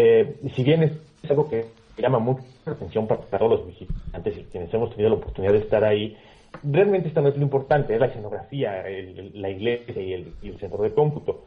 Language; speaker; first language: Spanish; native; Spanish